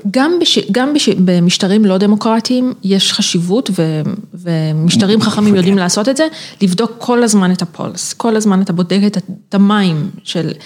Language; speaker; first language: Hebrew; native; Hebrew